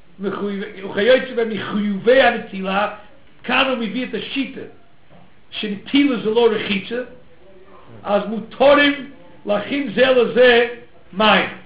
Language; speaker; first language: Hebrew; non-native, fluent; English